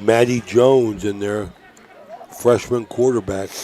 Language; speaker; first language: English; native; English